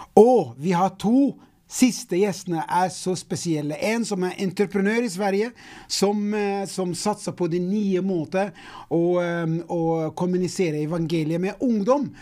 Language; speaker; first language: Norwegian; non-native, fluent; English